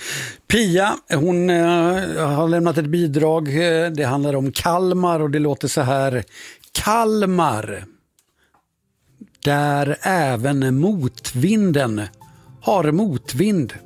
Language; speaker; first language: Swedish; native; Swedish